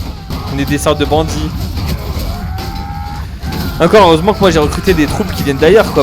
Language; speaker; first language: French; native; French